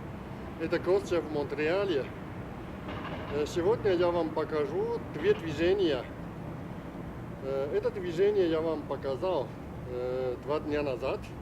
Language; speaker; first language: Russian; non-native, learner; Chinese